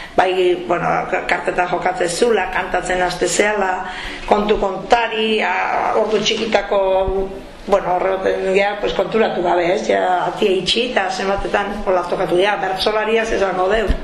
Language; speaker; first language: Basque; native; Basque